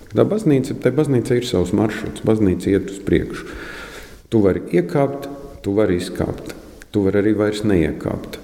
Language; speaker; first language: Latvian; native; Latvian